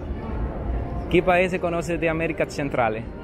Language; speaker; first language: Italian; non-native, learner; Spanish